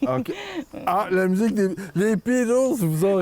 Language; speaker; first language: French; native; French